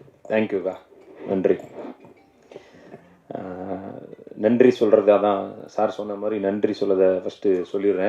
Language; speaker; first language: Tamil; native; Tamil